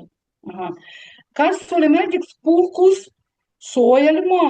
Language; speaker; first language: Estonian; non-native, learner; Russian